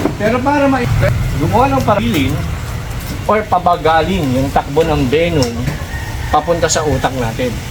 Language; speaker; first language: Filipino; native; Filipino